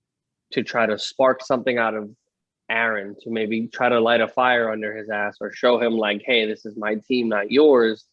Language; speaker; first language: English; native; English